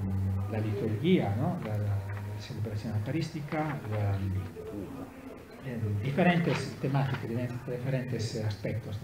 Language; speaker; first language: Spanish; non-native, learner; Italian